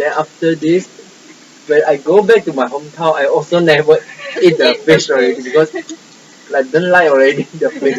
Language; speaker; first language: English; non-native, local second language; Malay